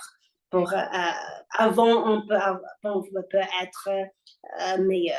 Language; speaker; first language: French; non-native, learner; English